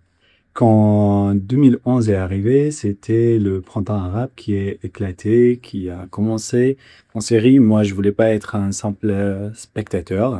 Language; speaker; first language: French; non-native, fluent; Kurdish